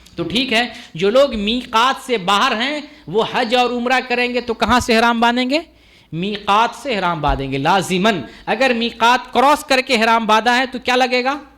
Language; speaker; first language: Urdu; native; Urdu